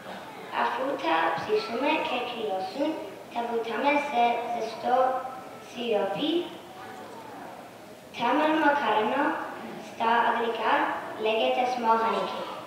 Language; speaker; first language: Greek; early bilingual, heritage; Greek